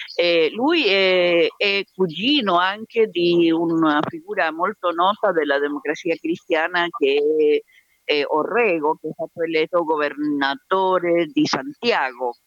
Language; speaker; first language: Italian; non-native, fluent; Spanish